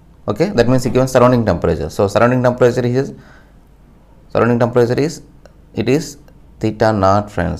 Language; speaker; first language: English; non-native, local second language; Telugu